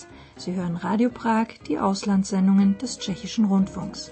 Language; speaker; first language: German; native; German